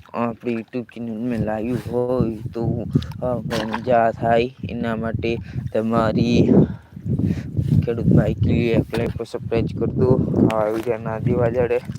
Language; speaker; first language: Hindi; non-native, local second language; Gujarati